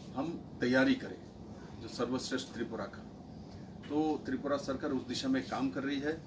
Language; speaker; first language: Hindi; non-native, local second language; Bangla